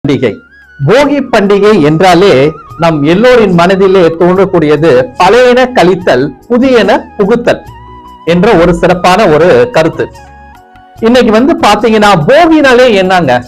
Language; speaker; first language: Tamil; native; Tamil